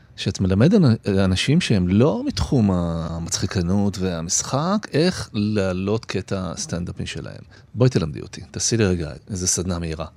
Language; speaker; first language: Hebrew; native; Hebrew